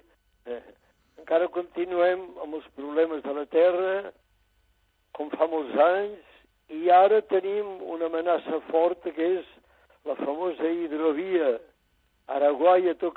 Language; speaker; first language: Catalan; native; Catalan